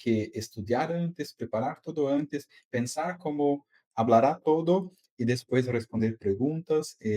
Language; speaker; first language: Spanish; non-native, fluent; Portuguese